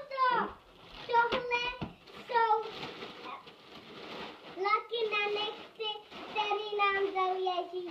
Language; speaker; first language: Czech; early bilingual, heritage; Czech